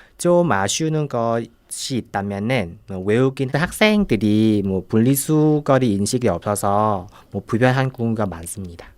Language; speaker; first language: Korean; non-native, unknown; Vietnamese